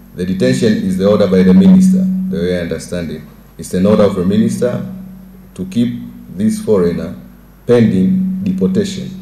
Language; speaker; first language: English; non-native, local second language; Swahili